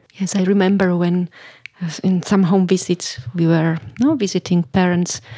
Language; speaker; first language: English; non-native, fluent; Slovak